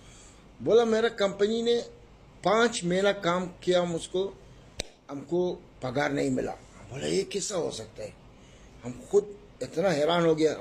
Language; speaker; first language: Hindi; non-native, learner; Arabic